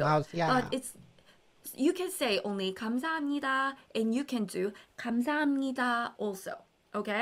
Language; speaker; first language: English; non-native, fluent; Korean